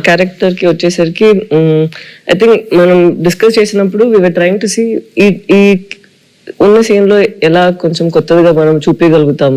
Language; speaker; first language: Telugu; non-native, fluent; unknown